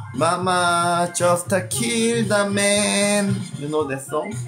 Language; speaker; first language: English; non-native, local second language; Korean